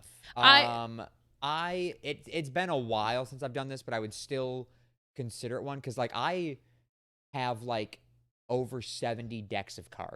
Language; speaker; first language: English; native; English